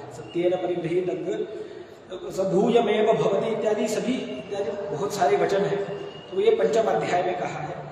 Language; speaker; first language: Hindi; non-native, local second language; Marathi